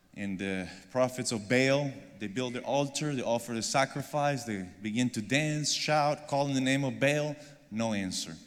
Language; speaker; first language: English; non-native, fluent; Spanish